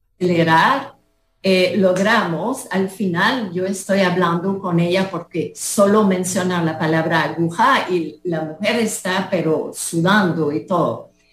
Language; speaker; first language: Spanish; non-native, fluent; French